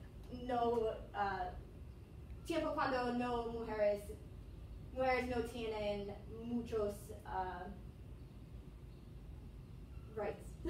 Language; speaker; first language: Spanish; non-native, learner; English